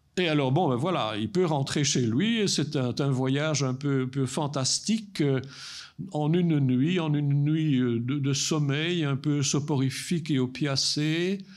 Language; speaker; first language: French; native; French